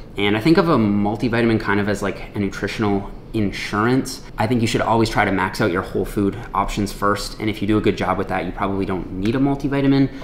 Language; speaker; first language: English; native; English